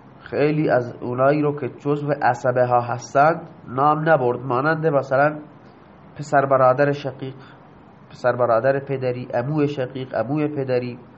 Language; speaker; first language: Persian; non-native, local second language; Baluchi